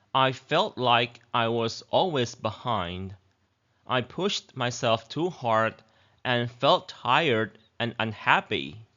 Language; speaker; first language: English; non-native, fluent; Thai